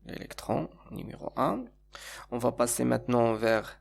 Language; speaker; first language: French; non-native, local second language; Arabic